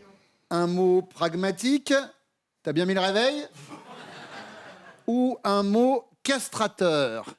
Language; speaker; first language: French; native; French